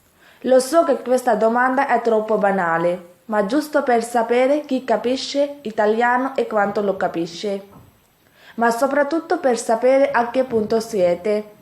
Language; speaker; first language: Italian; non-native, fluent; Urdu